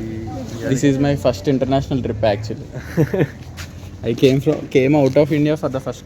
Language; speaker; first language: English; non-native, local second language; Telugu